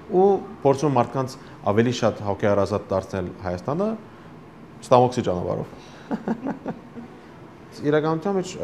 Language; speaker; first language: Armenian; early bilingual, heritage; Armenian